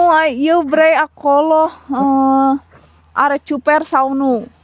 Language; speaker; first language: Romanian; non-native, learner; Indonesian